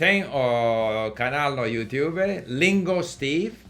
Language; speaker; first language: Portuguese; non-native, learner; English